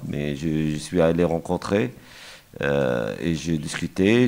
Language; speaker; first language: French; non-native, fluent; Arabic